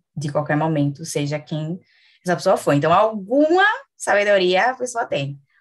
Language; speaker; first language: Italian; non-native, learner; Portuguese